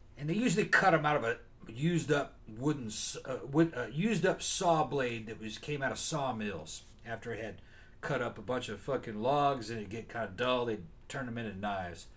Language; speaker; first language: English; native; English